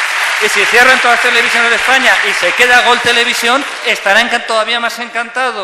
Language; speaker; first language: Spanish; native; Spanish